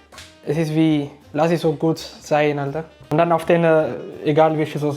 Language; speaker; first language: German; early bilingual, other home language; Amharic